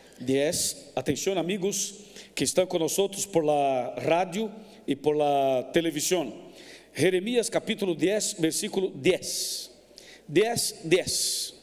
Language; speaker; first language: Spanish; non-native, fluent; Portuguese